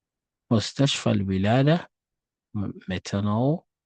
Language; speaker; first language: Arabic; non-native, fluent; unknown